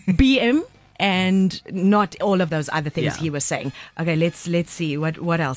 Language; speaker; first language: English; native; English